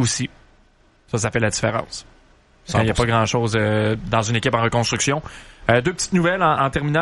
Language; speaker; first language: French; native; French